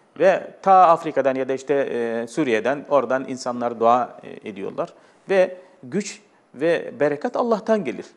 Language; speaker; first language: Turkish; non-native, fluent; Arabic